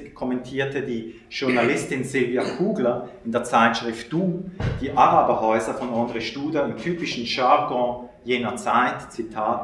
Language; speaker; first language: German; native; German